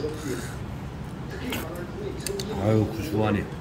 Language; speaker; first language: Korean; native; Korean